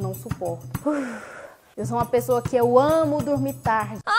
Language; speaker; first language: Portuguese; native; Portuguese